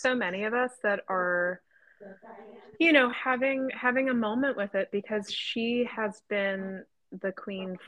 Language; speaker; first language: English; native; English